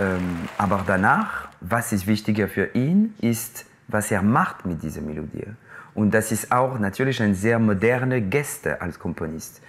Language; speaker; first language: German; non-native, local second language; French